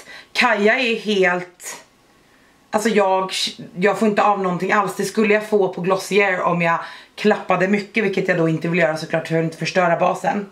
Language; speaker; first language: Swedish; native; Swedish